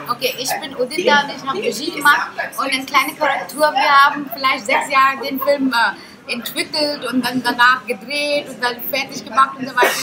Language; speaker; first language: German; non-native, fluent; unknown